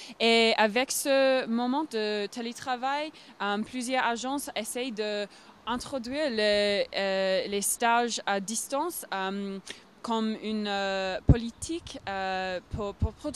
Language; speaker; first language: French; non-native, fluent; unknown